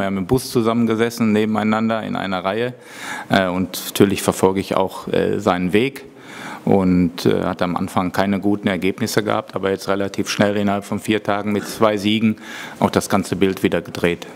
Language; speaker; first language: German; native; German